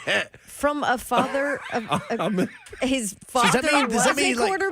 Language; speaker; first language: English; native; English